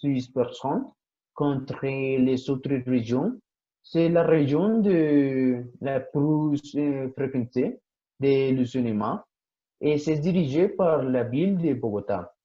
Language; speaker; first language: French; non-native, learner; Spanish